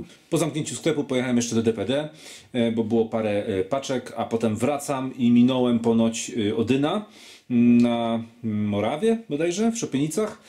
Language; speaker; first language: Polish; native; Polish